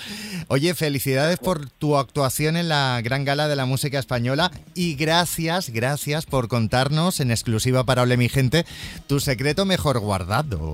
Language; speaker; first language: Spanish; native; Spanish